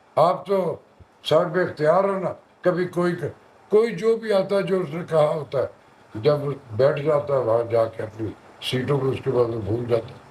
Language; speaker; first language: Urdu; non-native, local second language; Punjabi